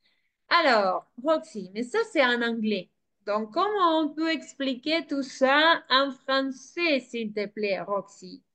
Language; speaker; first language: French; non-native, fluent; Spanish